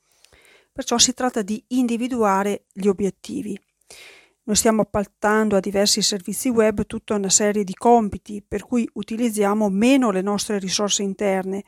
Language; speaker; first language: Italian; native; Italian